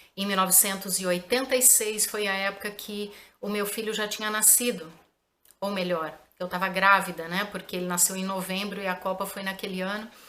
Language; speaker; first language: Portuguese; native; Portuguese